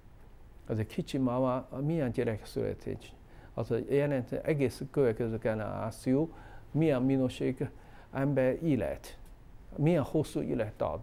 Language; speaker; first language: Hungarian; non-native, learner; Chinese